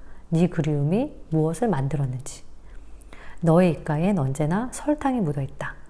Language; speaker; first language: Korean; native; Korean